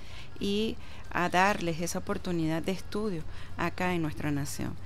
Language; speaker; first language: Spanish; native; Spanish